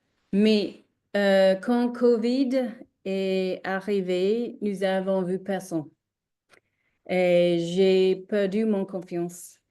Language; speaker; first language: French; non-native, learner; English